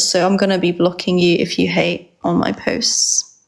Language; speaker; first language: English; early bilingual, other home language; Georgian